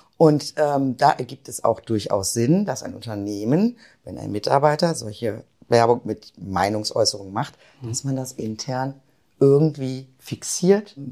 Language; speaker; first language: German; native; German